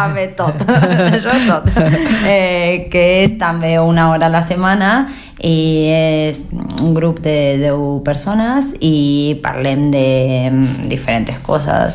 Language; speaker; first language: Catalan; non-native, learner; Spanish